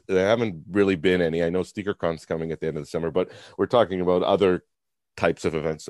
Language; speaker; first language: English; native; English